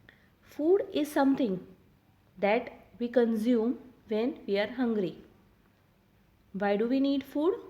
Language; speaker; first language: English; non-native, local second language; Hindi